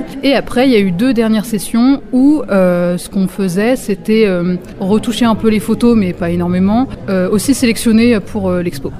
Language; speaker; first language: French; native; French